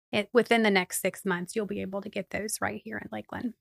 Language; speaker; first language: English; native; English